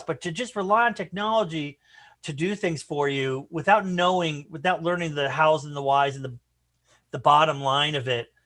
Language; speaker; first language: English; native; English